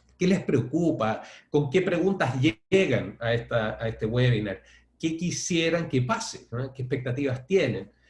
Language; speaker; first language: Spanish; native; Spanish